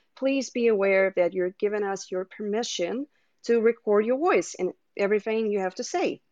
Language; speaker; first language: English; non-native, fluent; Russian